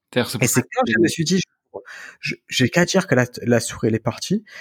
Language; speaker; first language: French; native; French